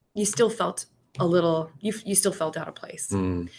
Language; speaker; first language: English; native; English